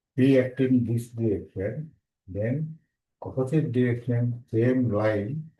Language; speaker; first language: English; non-native, local second language; Sinhala